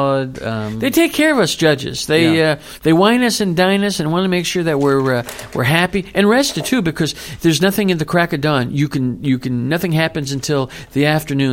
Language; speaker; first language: English; native; English